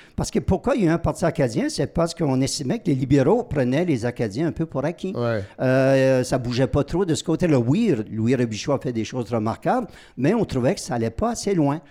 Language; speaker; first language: French; native; French